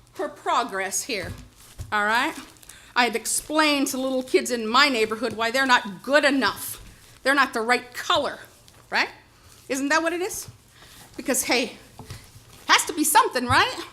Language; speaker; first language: English; native; English